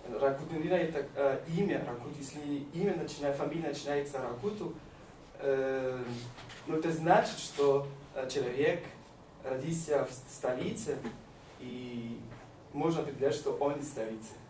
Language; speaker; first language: Russian; non-native, learner; Malagasy